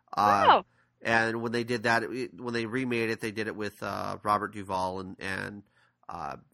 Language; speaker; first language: English; native; English